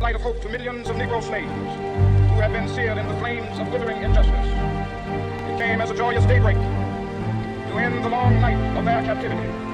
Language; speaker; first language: English; native; English